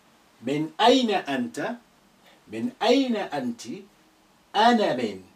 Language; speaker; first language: Arabic; non-native, fluent; English